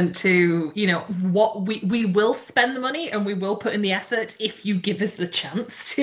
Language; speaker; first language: English; native; English